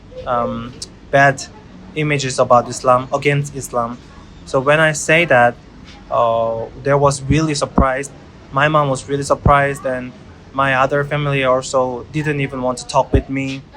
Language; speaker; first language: English; non-native, learner; Korean